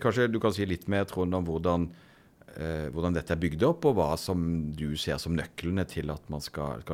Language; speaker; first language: Norwegian; native; Norwegian